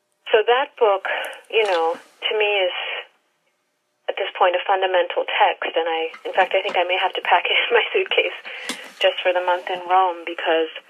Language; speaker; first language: English; native; English